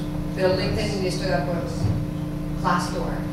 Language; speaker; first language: Spanish; early bilingual, heritage; English